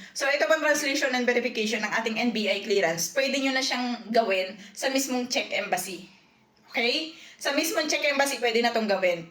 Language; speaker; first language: Filipino; native; Filipino